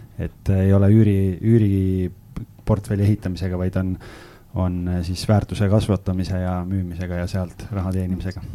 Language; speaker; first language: Estonian; native; Estonian